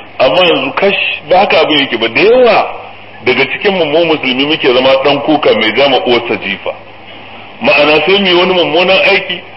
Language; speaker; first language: Hausa; native; Hausa